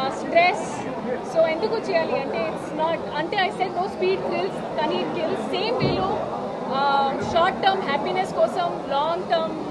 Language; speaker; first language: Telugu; non-native, learner; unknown